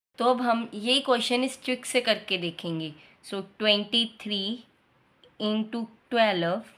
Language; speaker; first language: Hindi; non-native, local second language; Punjabi